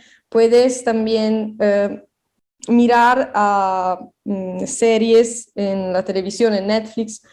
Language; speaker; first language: Spanish; non-native, fluent; Italian